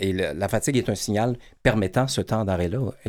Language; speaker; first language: French; native; French